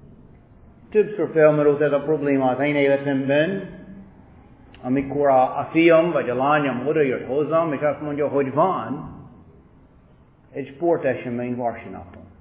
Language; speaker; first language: Hungarian; non-native, fluent; English